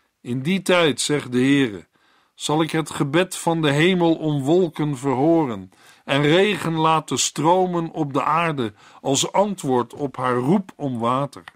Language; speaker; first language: Dutch; native; Dutch